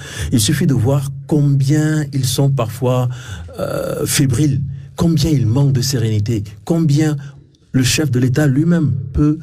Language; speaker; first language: French; non-native, local second language; Ewe